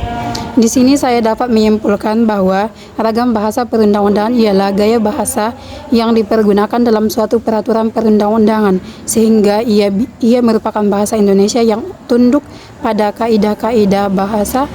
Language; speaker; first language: Indonesian; native; Indonesian